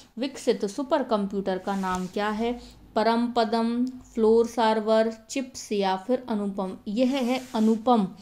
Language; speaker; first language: Hindi; native; Hindi